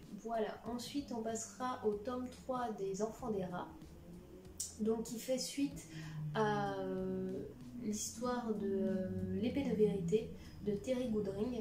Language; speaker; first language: French; native; French